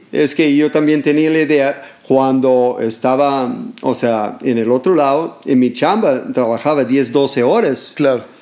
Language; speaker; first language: Spanish; non-native, fluent; English